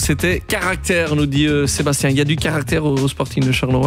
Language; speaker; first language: French; native; French